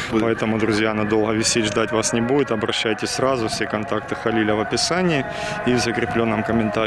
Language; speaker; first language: Russian; native; Russian